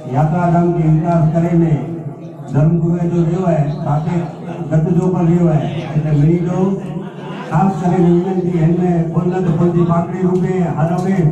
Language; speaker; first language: Gujarati; non-native, local second language; Kachhi